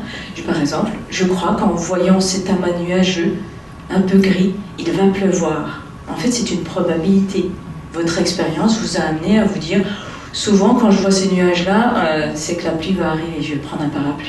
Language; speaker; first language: French; native; French